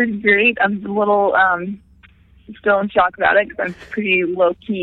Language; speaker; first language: English; native; English